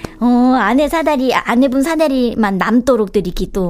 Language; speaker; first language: Korean; native; Korean